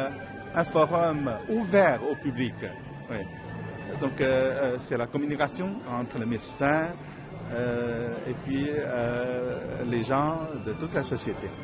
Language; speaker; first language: French; non-native, fluent; Chinese